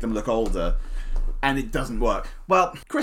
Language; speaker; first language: English; native; English